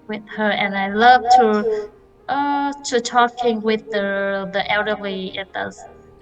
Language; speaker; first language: English; non-native, learner; Vietnamese